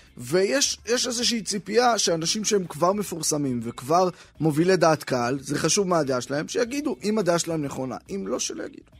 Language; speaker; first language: Hebrew; native; Hebrew